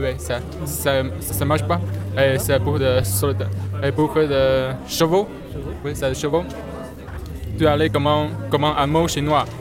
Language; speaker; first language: French; non-native, learner; Chinese